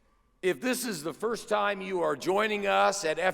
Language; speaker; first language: English; native; English